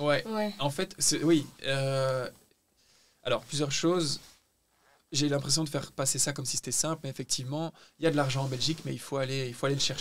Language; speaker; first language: French; native; French